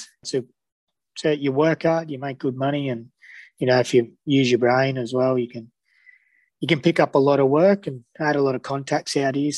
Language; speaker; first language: English; native; English